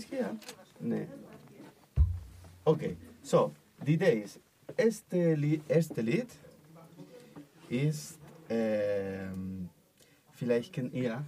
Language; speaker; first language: German; non-native, learner; Spanish